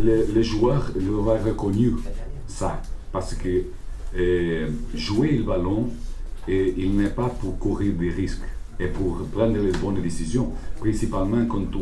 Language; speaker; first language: French; non-native, learner; Portuguese